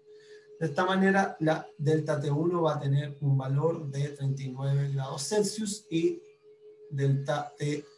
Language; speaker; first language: Spanish; native; Spanish